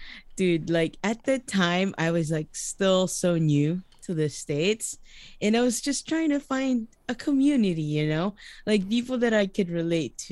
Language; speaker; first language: English; non-native, local second language; Iloko